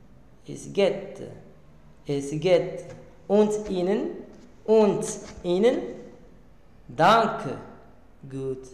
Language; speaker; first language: German; non-native, learner; Arabic